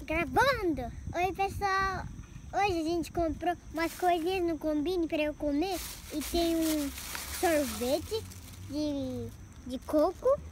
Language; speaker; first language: Portuguese; early bilingual, heritage; Portuguese